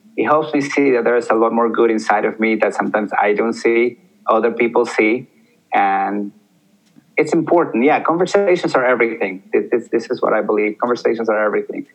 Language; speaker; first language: English; early bilingual, other home language; Spanish